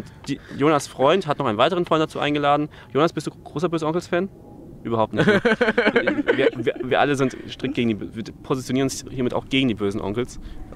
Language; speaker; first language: German; native; German